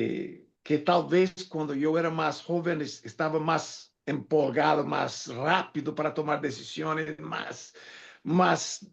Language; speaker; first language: Spanish; non-native, fluent; English